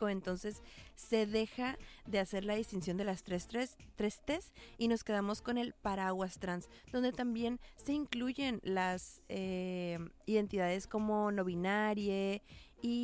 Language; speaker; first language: Spanish; native; Spanish